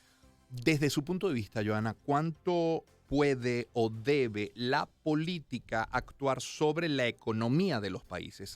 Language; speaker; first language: Spanish; native; Spanish